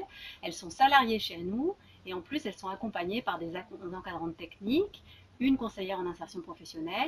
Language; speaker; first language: French; native; French